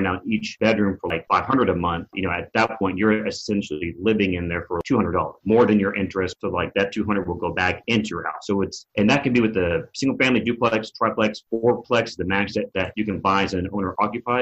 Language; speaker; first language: English; native; English